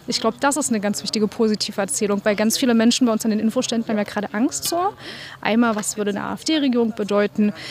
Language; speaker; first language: German; native; German